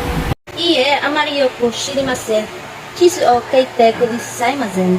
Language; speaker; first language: Japanese; non-native, learner; Filipino